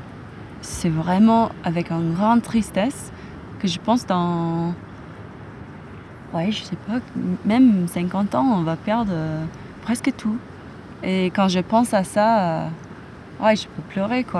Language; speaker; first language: French; non-native, fluent; English